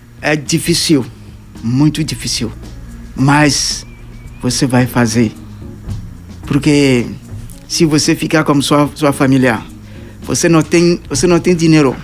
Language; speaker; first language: Portuguese; non-native, learner; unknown